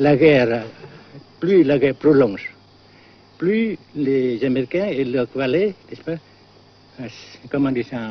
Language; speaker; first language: French; non-native, fluent; Vietnamese